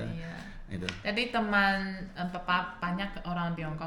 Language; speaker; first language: Indonesian; non-native, fluent; Chinese